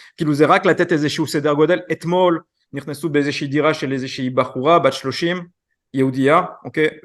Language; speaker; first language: Hebrew; non-native, fluent; French